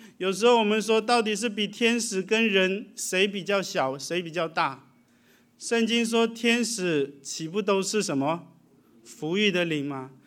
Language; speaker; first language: Chinese; early bilingual, heritage; Chinese